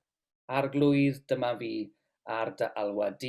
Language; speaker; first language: Welsh; native; Welsh